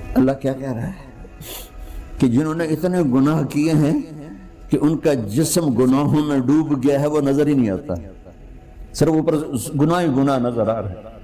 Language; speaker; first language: Urdu; non-native, local second language; Punjabi